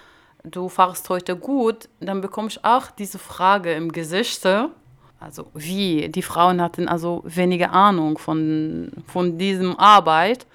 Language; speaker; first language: German; non-native, learner; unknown